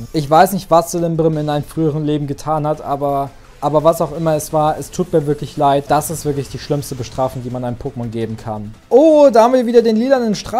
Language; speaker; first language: German; native; German